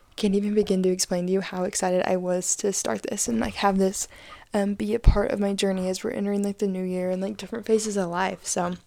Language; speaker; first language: English; native; English